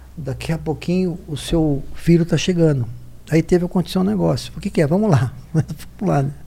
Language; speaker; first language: Portuguese; native; Portuguese